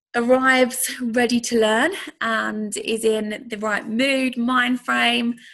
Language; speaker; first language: English; native; English